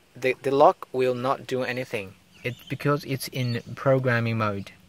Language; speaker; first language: English; non-native, learner; Chinese